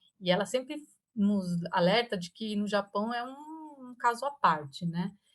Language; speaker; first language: Portuguese; early bilingual, other home language; Spanish